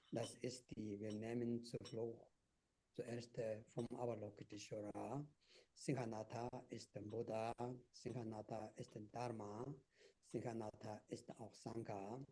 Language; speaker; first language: German; non-native, fluent; Tibetan